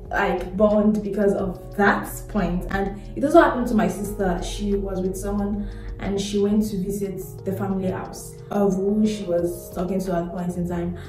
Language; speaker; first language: English; non-native, local second language; Yoruba